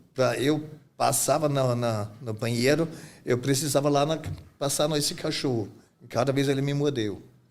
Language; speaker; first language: Portuguese; non-native, fluent; German